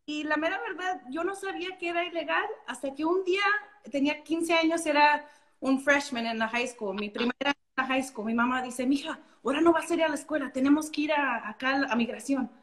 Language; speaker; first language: Spanish; early bilingual, heritage; Spanish